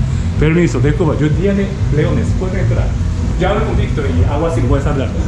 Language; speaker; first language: Spanish; non-native, learner; Japanese